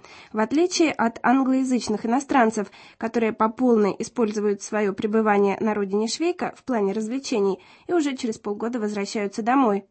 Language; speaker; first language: Russian; native; Russian